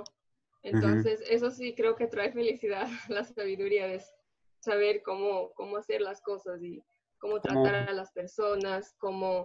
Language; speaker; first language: Spanish; early bilingual, other home language; Portuguese